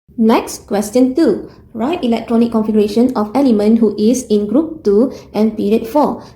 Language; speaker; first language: English; non-native, local second language; Malay